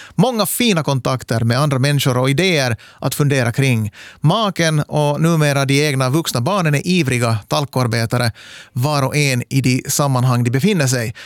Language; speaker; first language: Swedish; native; Swedish